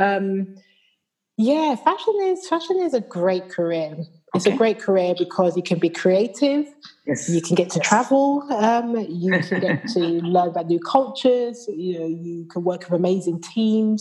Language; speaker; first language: English; native; English